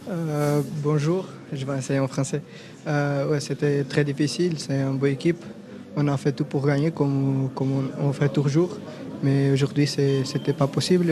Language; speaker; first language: French; non-native, learner; Portuguese